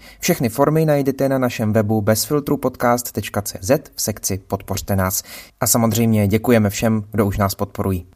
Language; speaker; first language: Czech; native; Czech